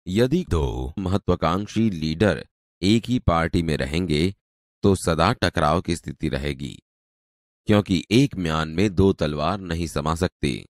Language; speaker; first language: Hindi; non-native, local second language; Gujarati